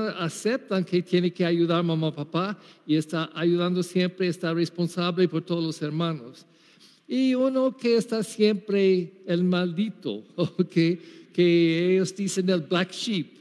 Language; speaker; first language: Spanish; non-native, learner; English